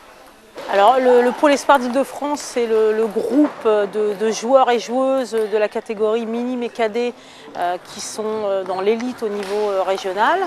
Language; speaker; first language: French; native; French